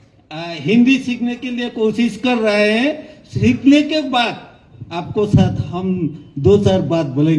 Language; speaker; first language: Hindi; non-native, learner; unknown